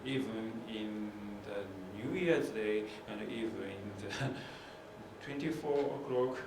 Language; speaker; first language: English; non-native, learner; Japanese